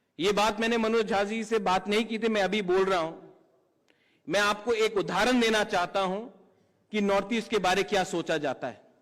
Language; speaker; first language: Hindi; non-native, local second language; Kok Borok